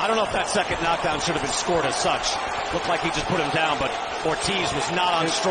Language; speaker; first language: English; native; English